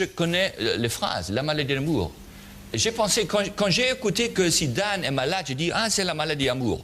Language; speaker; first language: French; non-native, learner; German